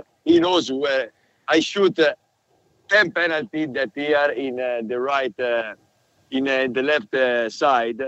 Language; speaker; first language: English; non-native, learner; Italian